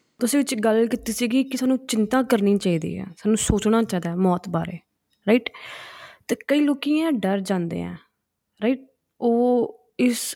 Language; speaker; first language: Punjabi; early bilingual, heritage; Punjabi